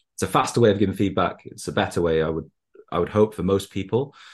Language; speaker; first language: English; native; English